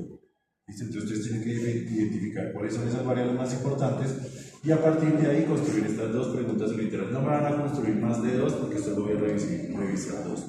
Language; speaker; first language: Spanish; native; Spanish